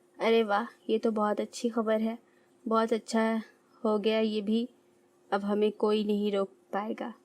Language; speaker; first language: Urdu; native; Urdu